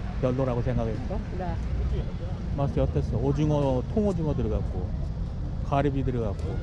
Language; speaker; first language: Korean; native; Korean